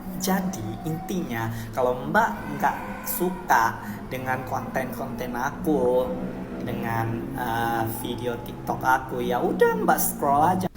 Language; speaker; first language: Indonesian; native; Indonesian